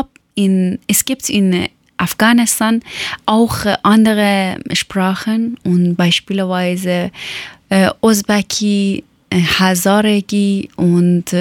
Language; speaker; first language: German; non-native, learner; Persian